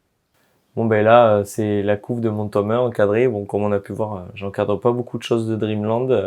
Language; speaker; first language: French; native; French